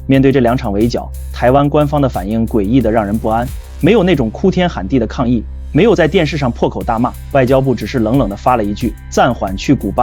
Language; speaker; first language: Chinese; native; Chinese